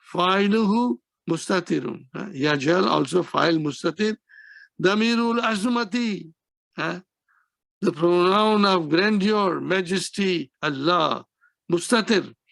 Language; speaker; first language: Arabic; non-native, fluent; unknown